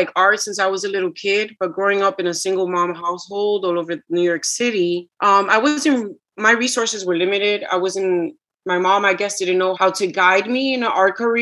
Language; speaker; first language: English; early bilingual, other home language; Spanish